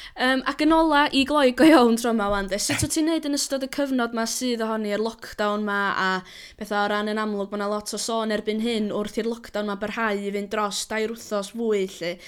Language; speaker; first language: Welsh; native; Welsh